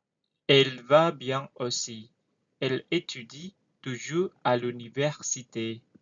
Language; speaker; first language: French; non-native, learner; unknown